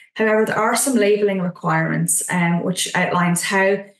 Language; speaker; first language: English; native; English